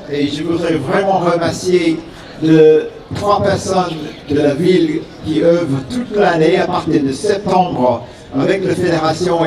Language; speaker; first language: French; non-native, fluent; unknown